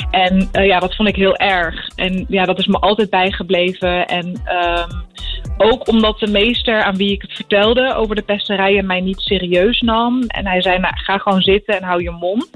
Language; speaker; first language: Dutch; early bilingual, other home language; Arabic